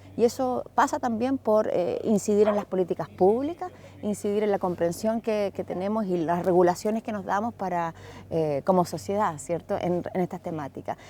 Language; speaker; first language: Spanish; native; Spanish